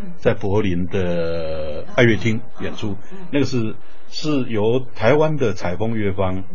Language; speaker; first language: Chinese; native; Chinese